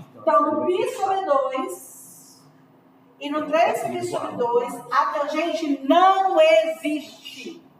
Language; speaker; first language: Portuguese; native; Portuguese